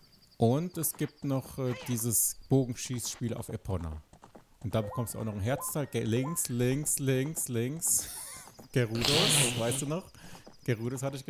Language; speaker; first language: German; native; German